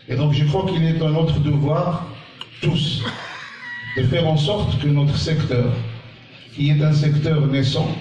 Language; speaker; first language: French; non-native, local second language; Arabic